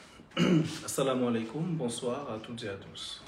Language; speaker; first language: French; non-native, fluent; Bangla